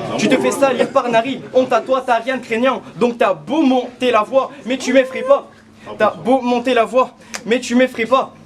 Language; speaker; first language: French; native; French